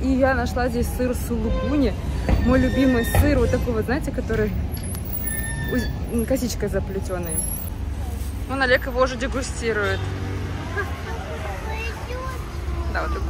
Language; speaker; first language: Russian; native; Russian